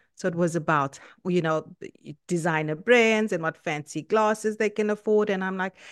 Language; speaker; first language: English; native; English